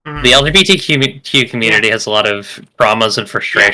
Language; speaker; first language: English; native; English